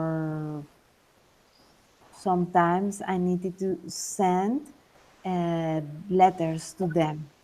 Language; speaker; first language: English; non-native, learner; Spanish